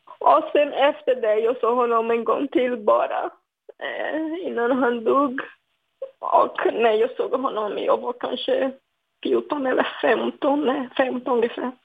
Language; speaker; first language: Swedish; non-native, fluent; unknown